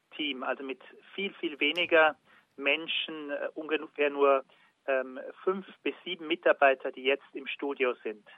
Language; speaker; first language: German; native; German